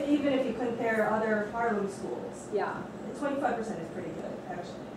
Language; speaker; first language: English; native; English